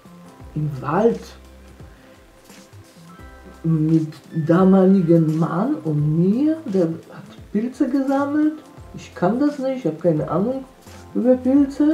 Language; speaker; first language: German; non-native, fluent; Polish